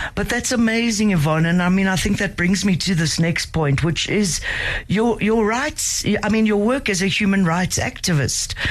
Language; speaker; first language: English; native; English